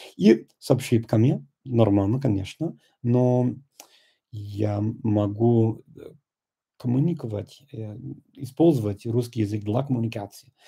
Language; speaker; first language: Russian; non-native, fluent; English